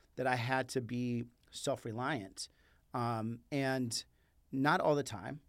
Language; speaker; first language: English; early bilingual, other home language; Spanish